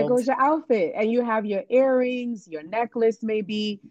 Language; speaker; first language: English; non-native, local second language; Yoruba